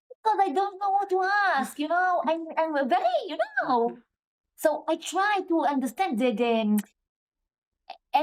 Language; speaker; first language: English; non-native, learner; Hebrew